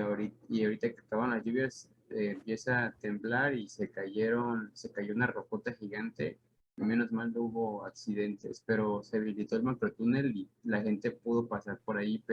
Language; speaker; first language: Spanish; native; Spanish